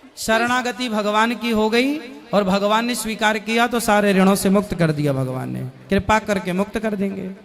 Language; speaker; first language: Hindi; native; Hindi